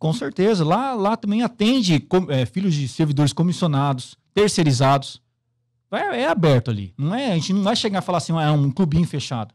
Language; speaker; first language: Portuguese; native; Portuguese